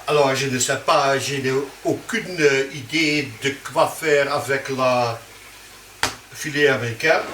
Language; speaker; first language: French; non-native, learner; Dutch